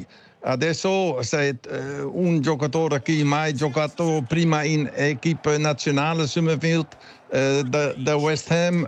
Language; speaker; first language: Italian; non-native, learner; Dutch